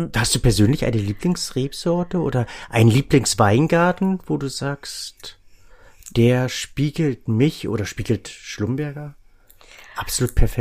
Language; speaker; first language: German; native; German